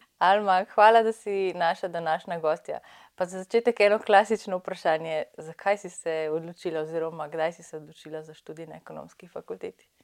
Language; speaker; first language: Slovenian; native; Slovenian